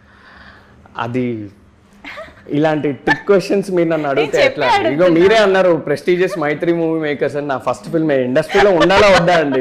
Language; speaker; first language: Telugu; native; Telugu